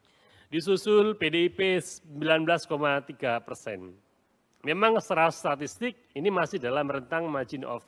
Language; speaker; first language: Indonesian; native; Indonesian